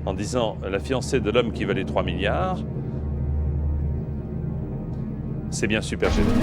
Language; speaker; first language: French; native; French